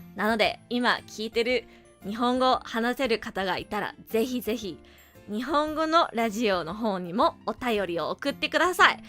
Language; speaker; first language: Japanese; non-native, fluent; English